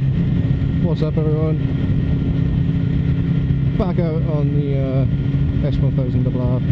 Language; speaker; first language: English; native; English